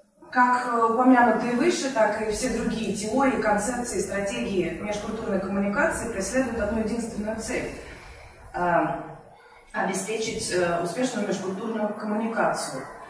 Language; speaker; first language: Russian; native; Russian